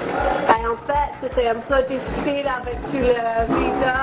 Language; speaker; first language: French; non-native, learner; English